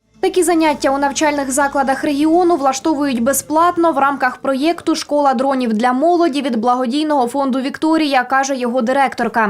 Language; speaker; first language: Ukrainian; native; Ukrainian